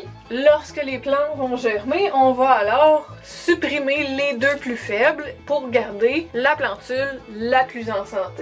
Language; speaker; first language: French; native; French